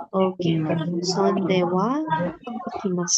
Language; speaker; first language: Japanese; non-native, fluent; Filipino